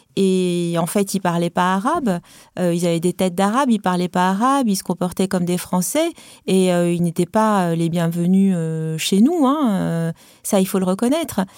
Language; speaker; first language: French; non-native, local second language; Arabic